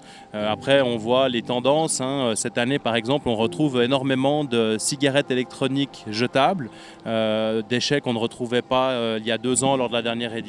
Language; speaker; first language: French; native; French